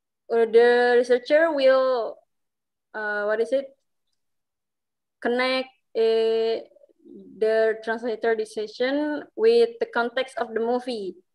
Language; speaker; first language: English; non-native, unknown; Indonesian